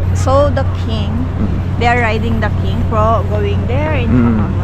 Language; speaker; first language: English; non-native, learner; Filipino